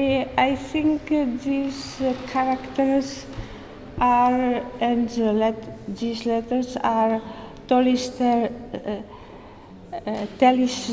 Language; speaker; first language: English; non-native, learner; Czech